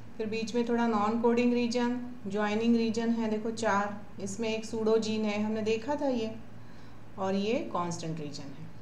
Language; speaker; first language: Hindi; non-native, local second language; Marathi